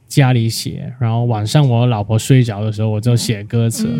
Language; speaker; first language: Chinese; non-native, fluent; Cantonese